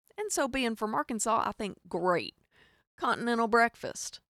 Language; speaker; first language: English; native; English